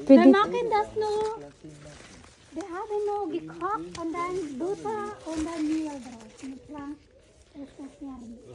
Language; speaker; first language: German; non-native, learner; Filipino